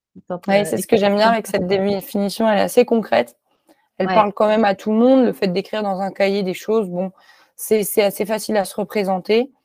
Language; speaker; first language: French; native; French